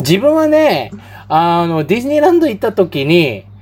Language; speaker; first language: Japanese; non-native, fluent; Malay